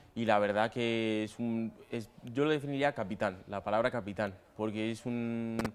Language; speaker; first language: Spanish; native; Spanish